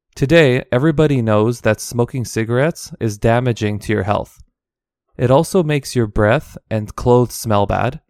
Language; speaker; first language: English; native; English